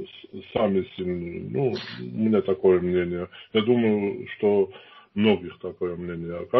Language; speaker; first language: Russian; non-native, fluent; Georgian